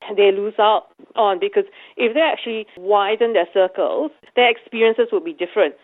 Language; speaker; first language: English; native; English